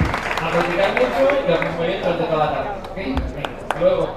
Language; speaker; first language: Spanish; native; Spanish